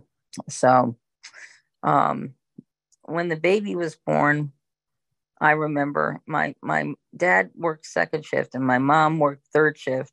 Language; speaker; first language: English; native; English